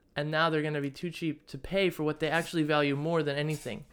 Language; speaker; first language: English; native; English